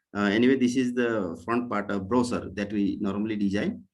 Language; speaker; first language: English; non-native, local second language; Nepali